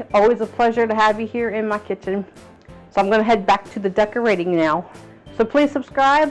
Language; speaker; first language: English; native; English